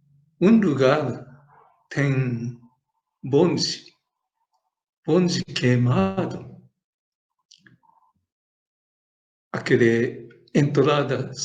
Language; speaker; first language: Portuguese; non-native, learner; Japanese